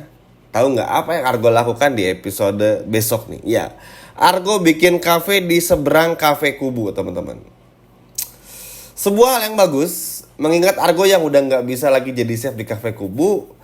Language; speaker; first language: Indonesian; native; Indonesian